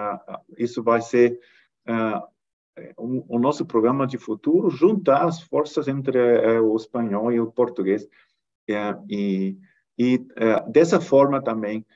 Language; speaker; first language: Portuguese; non-native, fluent; German